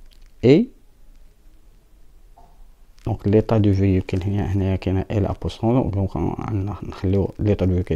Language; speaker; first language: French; non-native, local second language; Arabic